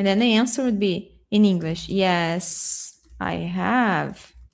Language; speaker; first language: English; non-native, fluent; Portuguese